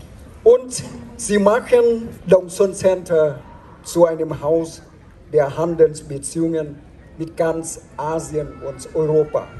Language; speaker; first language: German; non-native, fluent; Vietnamese